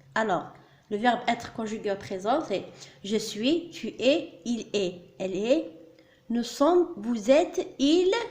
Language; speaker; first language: French; non-native, local second language; Arabic